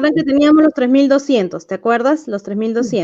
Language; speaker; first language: Spanish; native; Spanish